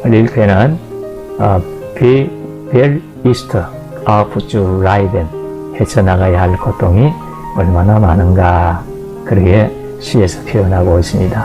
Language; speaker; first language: Korean; native; Korean